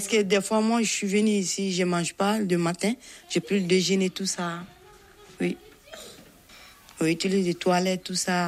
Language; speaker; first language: French; non-native, learner; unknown